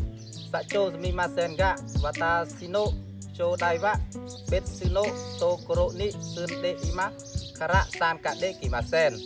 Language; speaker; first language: Japanese; non-native, learner; Khmer